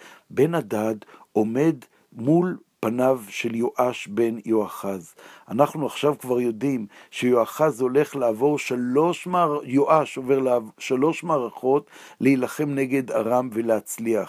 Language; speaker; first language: Hebrew; native; Hebrew